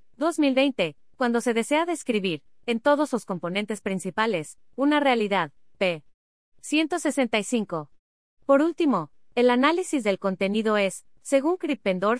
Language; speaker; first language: Spanish; native; Spanish